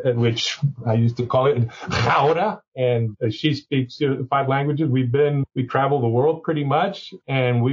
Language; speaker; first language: English; early bilingual, other home language; Spanish